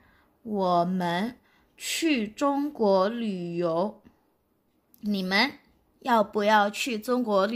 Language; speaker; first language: Chinese; non-native, fluent; Indonesian